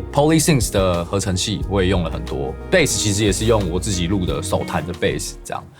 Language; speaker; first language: Chinese; native; Chinese